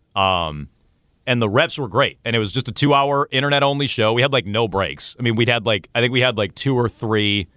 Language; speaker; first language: English; native; English